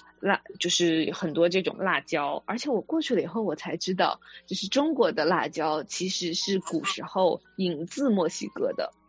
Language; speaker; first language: Chinese; native; Chinese